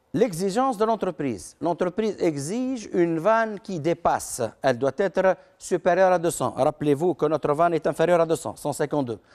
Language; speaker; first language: French; non-native, local second language; Arabic